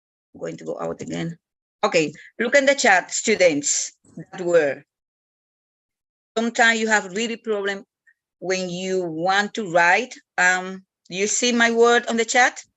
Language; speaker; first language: English; non-native, fluent; Spanish